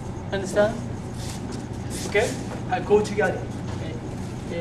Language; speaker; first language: English; non-native, learner; Japanese